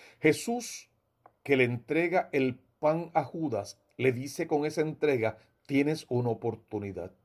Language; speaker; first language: Spanish; native; Spanish